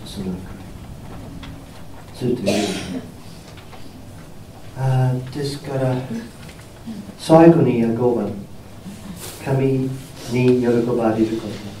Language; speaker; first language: Japanese; non-native, fluent; English